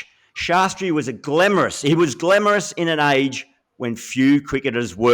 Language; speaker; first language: English; native; English